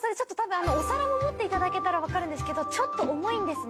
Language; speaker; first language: Japanese; native; Japanese